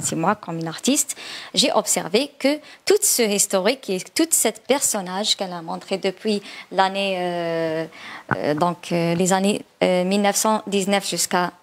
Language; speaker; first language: French; non-native, learner; Chinese